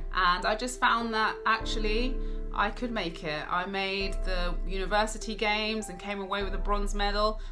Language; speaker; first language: English; native; English